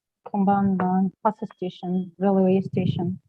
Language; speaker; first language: English; non-native, learner; Arabic